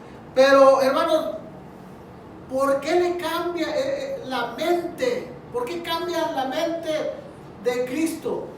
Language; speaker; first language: Spanish; native; Spanish